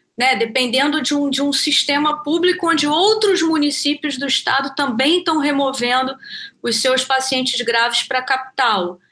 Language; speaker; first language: Portuguese; native; Portuguese